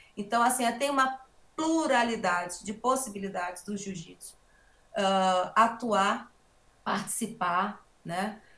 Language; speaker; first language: Portuguese; native; Portuguese